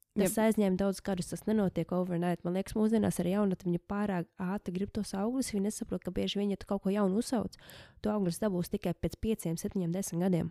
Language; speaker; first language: Latvian; early bilingual, heritage; Latvian